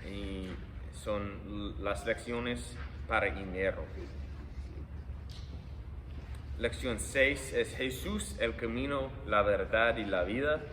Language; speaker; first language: Spanish; non-native, fluent; English